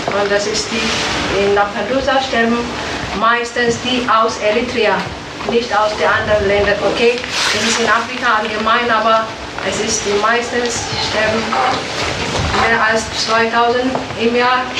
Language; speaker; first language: German; non-native, learner; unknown